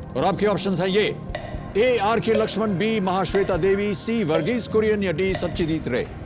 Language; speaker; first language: Hindi; native; Hindi